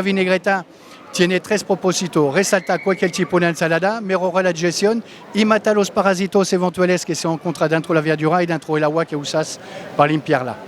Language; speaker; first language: Spanish; non-native, fluent; French